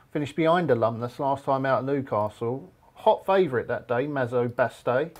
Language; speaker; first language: English; native; English